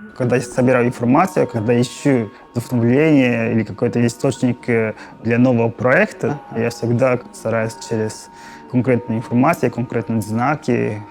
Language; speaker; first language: Russian; non-native, fluent; Japanese